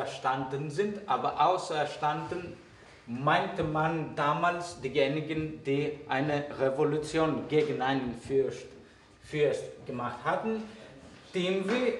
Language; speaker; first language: German; non-native, fluent; Greek